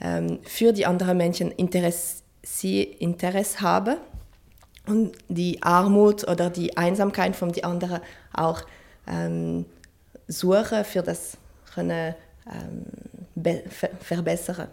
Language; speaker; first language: German; non-native, fluent; French